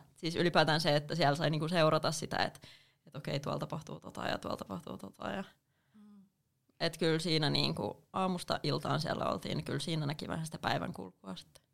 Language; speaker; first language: Finnish; native; Finnish